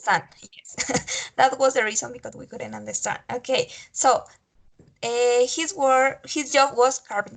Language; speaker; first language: English; non-native, fluent; Spanish